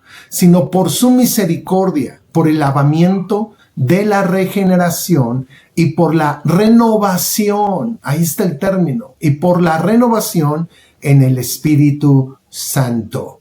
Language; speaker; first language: Spanish; native; Spanish